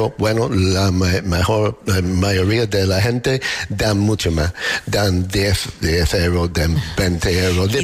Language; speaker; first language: Spanish; non-native, fluent; English